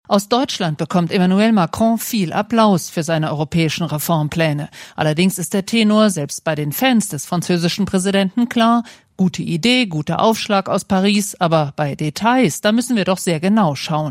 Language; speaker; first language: German; native; German